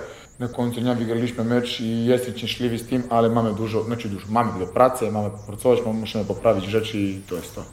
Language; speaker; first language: Polish; non-native, fluent; Serbian